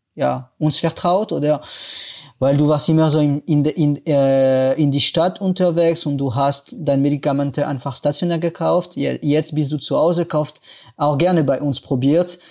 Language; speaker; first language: German; non-native, fluent; French